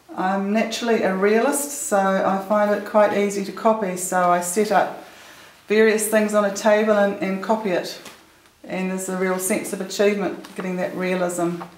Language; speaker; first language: English; native; English